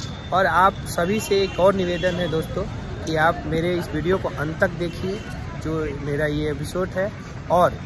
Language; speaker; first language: Hindi; native; Hindi